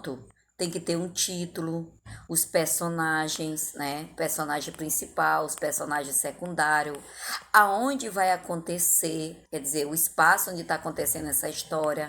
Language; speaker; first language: Portuguese; native; Portuguese